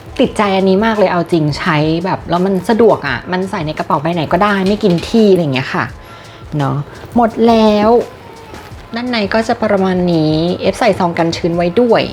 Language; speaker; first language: Thai; native; Thai